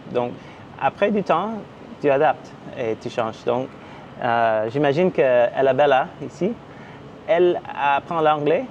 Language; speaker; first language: French; non-native, local second language; English